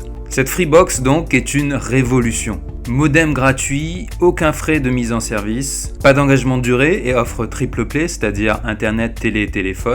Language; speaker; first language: French; native; French